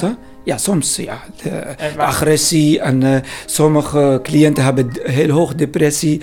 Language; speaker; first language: Dutch; non-native, learner; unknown